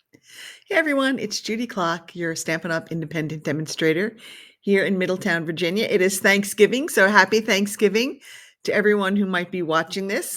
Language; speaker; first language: English; native; English